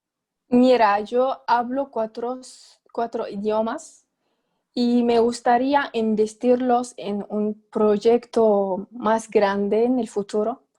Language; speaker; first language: Spanish; non-native, fluent; Arabic